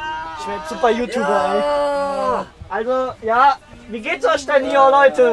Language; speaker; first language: German; native; German